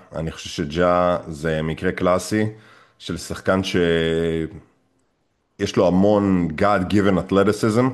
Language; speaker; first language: Hebrew; native; Hebrew